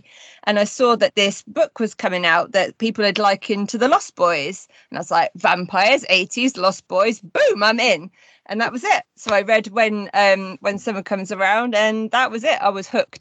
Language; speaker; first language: English; native; English